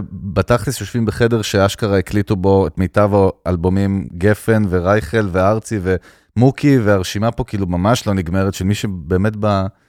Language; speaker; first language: Hebrew; native; Hebrew